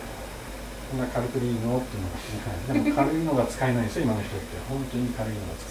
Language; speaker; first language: Japanese; native; Japanese